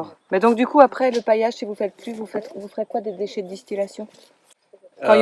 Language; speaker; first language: French; native; French